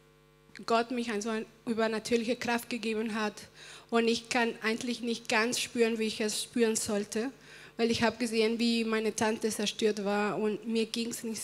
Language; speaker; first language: German; non-native, fluent; Spanish